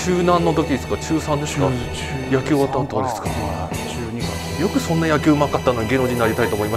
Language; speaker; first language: Japanese; native; Japanese